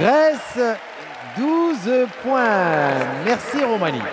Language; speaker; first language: French; non-native, learner; Turkish